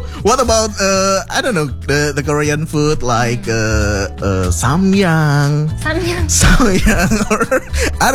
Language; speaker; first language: English; non-native, fluent; Indonesian